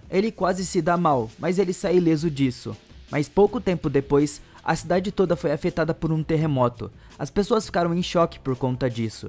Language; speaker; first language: Portuguese; native; Portuguese